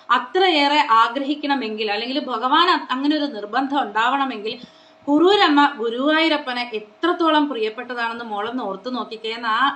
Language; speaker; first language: Malayalam; non-native, local second language; Konkani